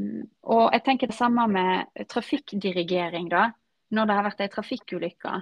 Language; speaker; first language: Norwegian; native; Norwegian